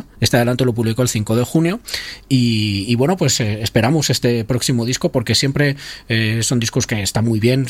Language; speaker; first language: Spanish; native; Spanish